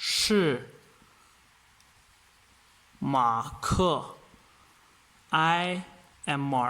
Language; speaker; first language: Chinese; non-native, fluent; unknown